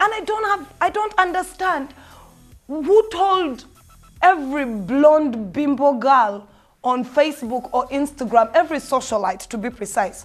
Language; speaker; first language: English; non-native, local second language; Ganda